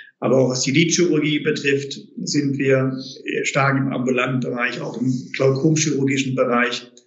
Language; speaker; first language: German; native; German